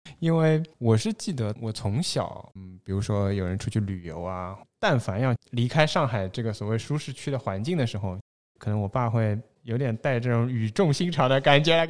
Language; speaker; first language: Chinese; non-native, local second language; Wu Chinese